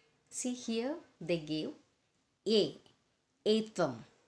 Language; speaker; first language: English; non-native, local second language; Telugu